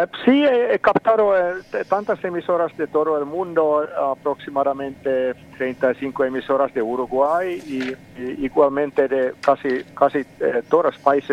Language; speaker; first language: Spanish; non-native, fluent; Finnish